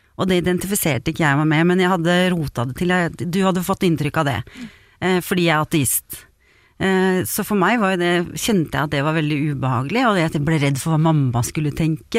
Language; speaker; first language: Norwegian; native; Norwegian